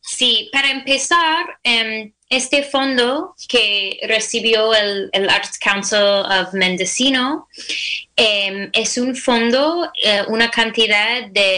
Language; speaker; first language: Spanish; non-native, fluent; English